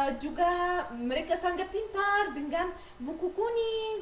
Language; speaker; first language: Indonesian; non-native, learner; Arabic